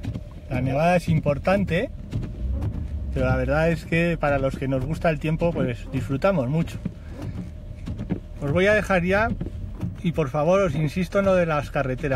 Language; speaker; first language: Spanish; native; Spanish